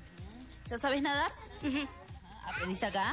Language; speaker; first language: Spanish; native; Spanish